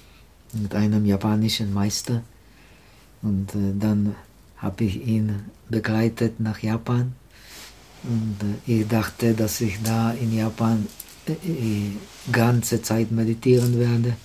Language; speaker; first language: German; non-native, learner; Czech